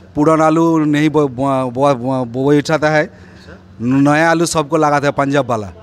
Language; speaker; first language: Hindi; non-native, local second language; Bangla